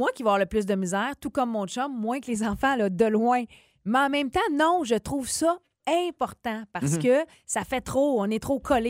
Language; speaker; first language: French; native; French